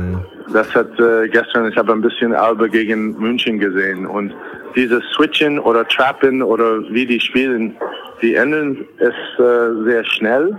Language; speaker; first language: German; non-native, fluent; English